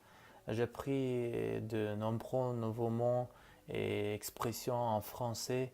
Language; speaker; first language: French; non-native, learner; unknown